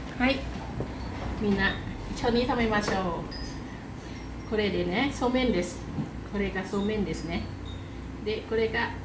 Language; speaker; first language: Japanese; non-native, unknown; Thai